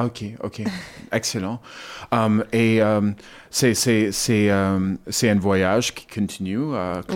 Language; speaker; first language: French; non-native, learner; English